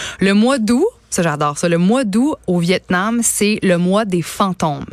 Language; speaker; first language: French; native; French